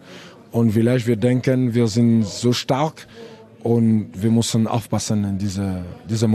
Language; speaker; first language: German; non-native, learner; French